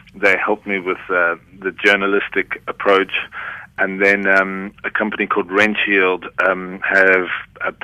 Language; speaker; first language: English; native; English